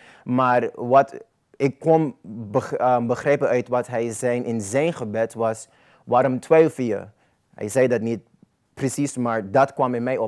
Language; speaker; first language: Dutch; non-native, local second language; Papiamento